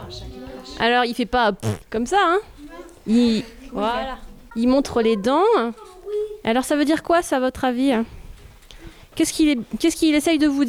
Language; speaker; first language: French; native; French